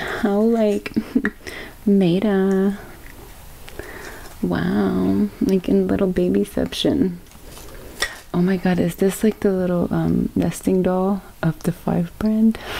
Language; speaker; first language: English; native; English